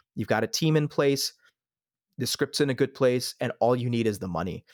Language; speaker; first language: English; native; English